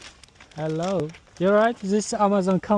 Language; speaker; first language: English; non-native, learner; Tajik